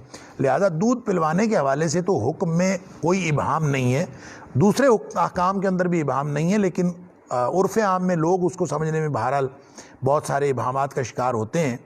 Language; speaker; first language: Urdu; native; Urdu